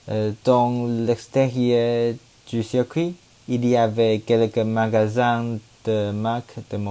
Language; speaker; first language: French; non-native, learner; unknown